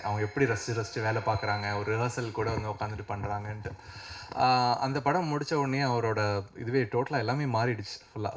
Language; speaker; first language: Tamil; native; Tamil